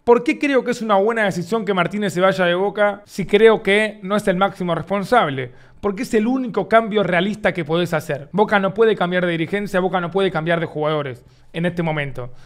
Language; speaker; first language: Spanish; native; Spanish